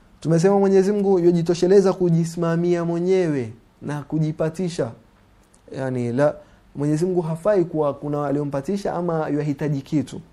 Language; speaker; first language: Swahili; native; Swahili